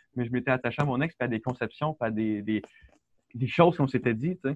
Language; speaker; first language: French; native; French